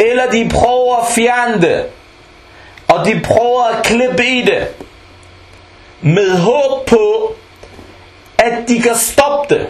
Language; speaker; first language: Danish; non-native, fluent; Arabic